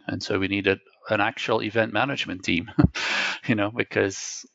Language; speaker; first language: English; non-native, fluent; Dutch